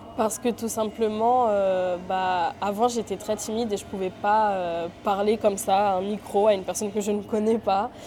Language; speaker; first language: French; native; French